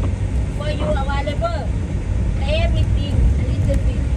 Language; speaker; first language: English; non-native, learner; Thai